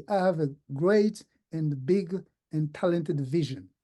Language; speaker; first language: English; non-native, fluent; Portuguese